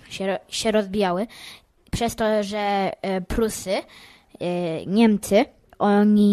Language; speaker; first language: Polish; early bilingual, heritage; English